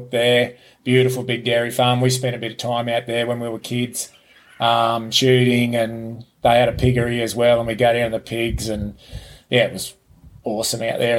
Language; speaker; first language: English; native; English